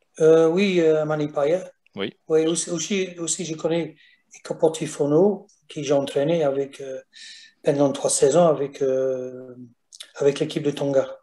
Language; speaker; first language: French; non-native, fluent; English